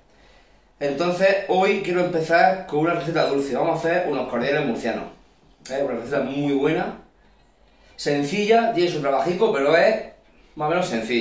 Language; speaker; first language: Spanish; native; Spanish